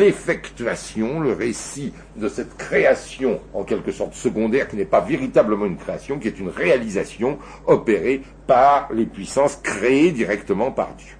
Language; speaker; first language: French; native; French